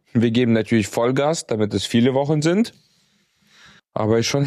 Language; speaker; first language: German; native; German